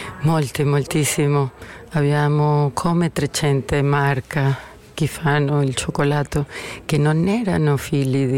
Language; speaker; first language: Italian; non-native, learner; Spanish